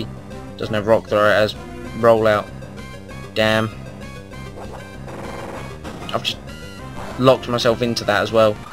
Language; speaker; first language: English; native; English